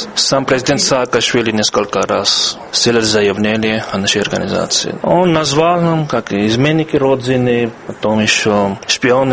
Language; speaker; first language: Russian; non-native, fluent; Georgian